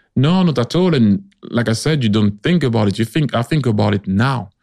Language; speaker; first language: English; early bilingual, other home language; French